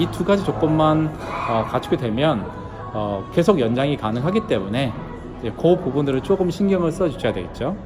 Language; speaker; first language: Korean; native; Korean